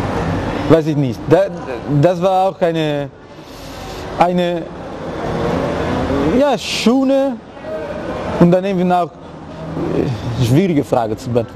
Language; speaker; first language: German; non-native, fluent; Italian